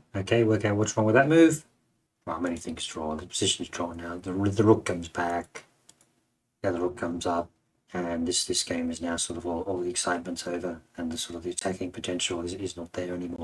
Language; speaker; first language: English; native; English